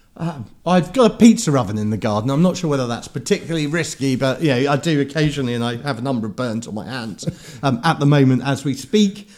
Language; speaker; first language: English; native; English